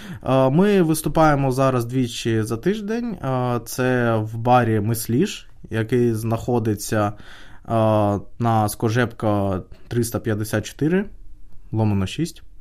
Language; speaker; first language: Ukrainian; native; Ukrainian